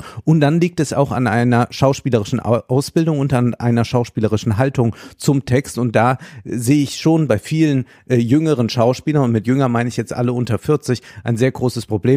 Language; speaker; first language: German; native; German